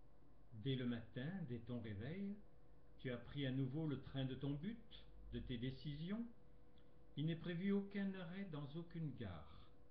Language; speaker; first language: French; native; French